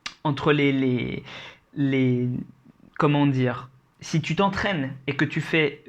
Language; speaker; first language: French; native; French